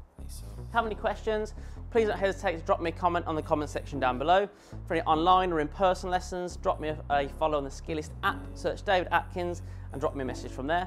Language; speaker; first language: English; native; English